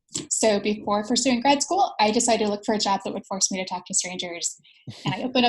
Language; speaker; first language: English; native; English